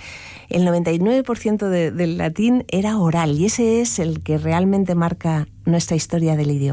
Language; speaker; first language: Spanish; native; Spanish